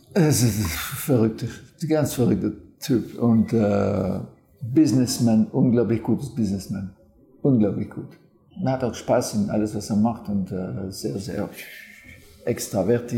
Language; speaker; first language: German; non-native, fluent; French